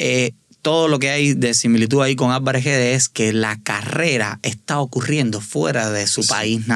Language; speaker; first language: Spanish; native; Spanish